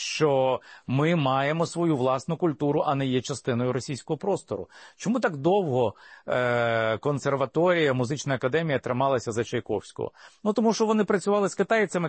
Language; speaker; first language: Ukrainian; native; Ukrainian